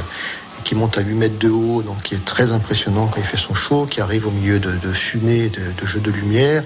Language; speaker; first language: French; native; French